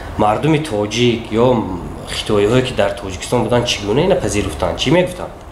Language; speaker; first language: Tajik; native; Tajik